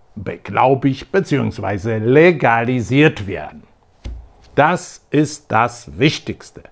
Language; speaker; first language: German; non-native, fluent; Polish